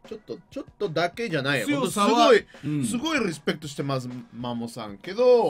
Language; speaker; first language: Japanese; non-native, learner; Spanish